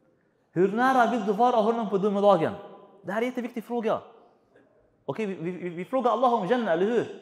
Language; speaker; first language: Swedish; non-native, fluent; Arabic